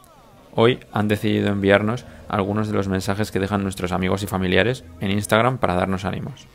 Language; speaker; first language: Spanish; native; Spanish